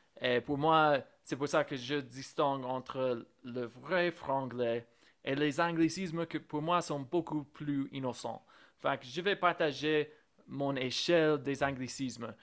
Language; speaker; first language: French; non-native, fluent; English